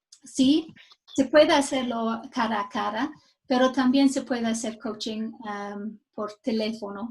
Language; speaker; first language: Spanish; non-native, fluent; English